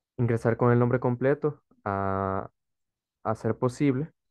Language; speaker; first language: Spanish; native; Spanish